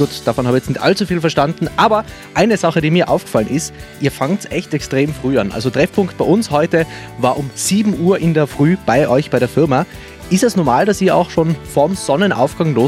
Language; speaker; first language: German; native; German